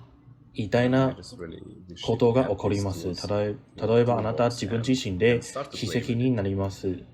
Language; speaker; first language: Japanese; non-native, learner; English